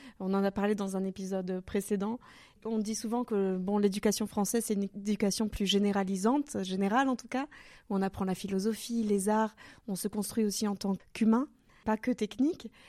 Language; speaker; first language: French; native; French